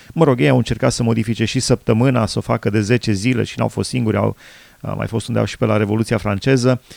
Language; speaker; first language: Romanian; native; Romanian